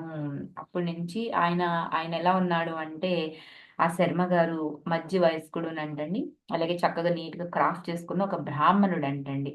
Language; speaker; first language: Telugu; native; Telugu